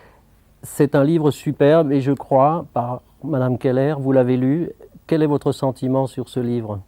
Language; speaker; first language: French; native; French